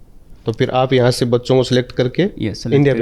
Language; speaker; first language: Hindi; native; Hindi